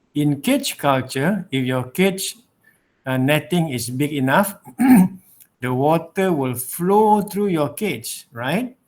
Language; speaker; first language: English; non-native, local second language; Malay